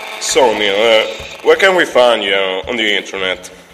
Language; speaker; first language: English; non-native, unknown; Italian